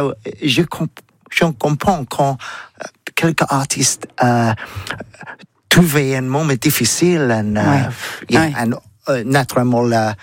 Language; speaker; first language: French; non-native, learner; English